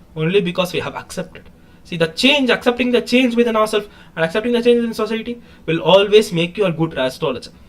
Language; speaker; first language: English; non-native, local second language; Tamil